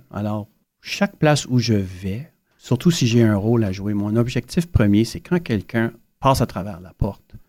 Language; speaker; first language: French; native; French